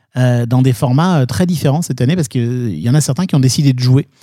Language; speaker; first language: French; native; French